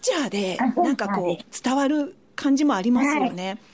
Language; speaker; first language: Japanese; native; Japanese